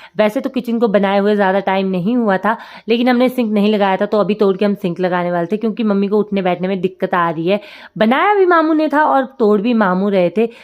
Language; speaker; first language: Hindi; native; Hindi